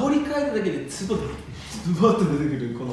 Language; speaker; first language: Japanese; native; Japanese